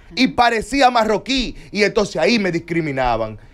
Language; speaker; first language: Spanish; native; Spanish